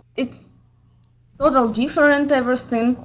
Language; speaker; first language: English; non-native, learner; Ukrainian